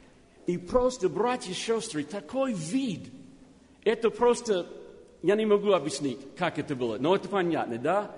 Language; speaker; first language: Russian; non-native, learner; English